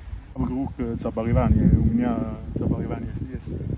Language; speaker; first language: Russian; non-native, learner; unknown